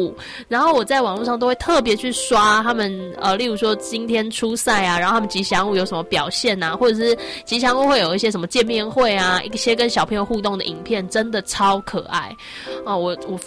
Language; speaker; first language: Chinese; native; Chinese